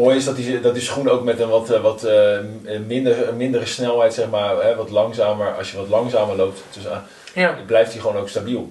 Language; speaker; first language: Dutch; native; Dutch